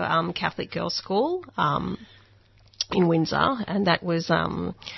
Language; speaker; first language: English; non-native, local second language; Hungarian